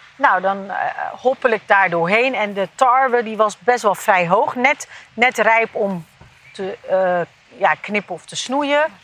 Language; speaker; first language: Dutch; early bilingual, other home language; Turkish